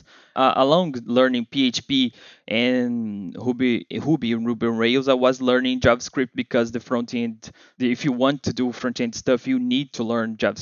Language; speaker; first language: English; non-native, fluent; Portuguese